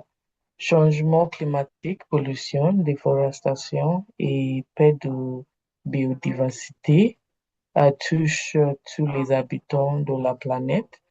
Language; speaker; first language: French; non-native, learner; Igbo